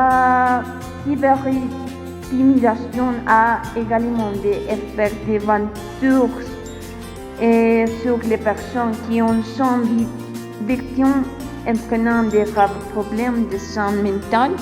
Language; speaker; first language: French; non-native, learner; Spanish